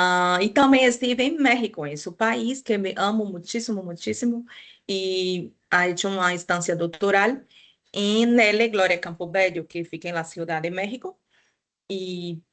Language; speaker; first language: Spanish; non-native, fluent; Portuguese